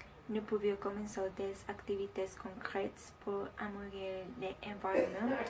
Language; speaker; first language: French; non-native, learner; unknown